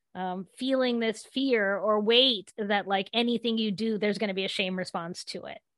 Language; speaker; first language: English; early bilingual, other home language; Gujarati